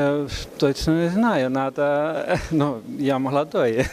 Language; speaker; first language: Russian; non-native, fluent; Estonian